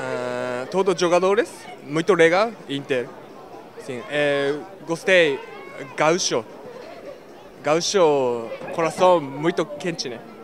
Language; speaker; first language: Portuguese; non-native, learner; Japanese